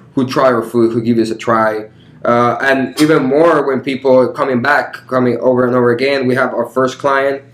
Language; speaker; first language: English; early bilingual, other home language; Spanish